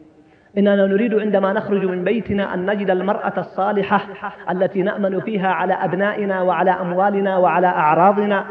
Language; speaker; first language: Arabic; native; Arabic